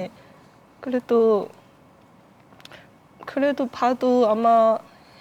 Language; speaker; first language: Korean; non-native, learner; Thai